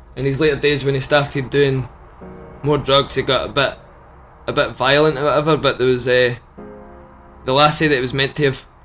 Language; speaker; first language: English; native; English